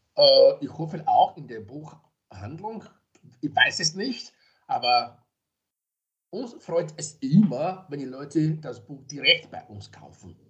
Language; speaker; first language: German; non-native, fluent; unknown